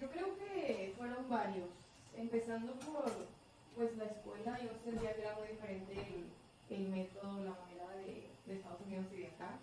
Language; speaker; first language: Spanish; early bilingual, heritage; Spanish